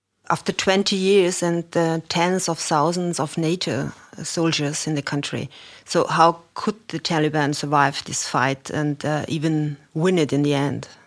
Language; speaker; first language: English; non-native, fluent; German